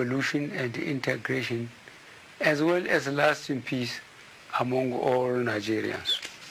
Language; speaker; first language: English; non-native, local second language; Hausa